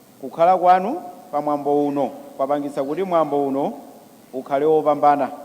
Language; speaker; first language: Nyanja; native; Nyanja